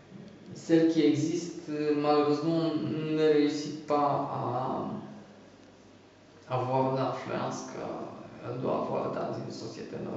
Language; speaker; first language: French; non-native, fluent; Romanian